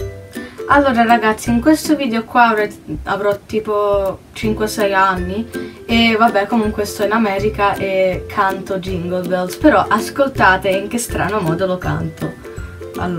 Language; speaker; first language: Italian; native; Italian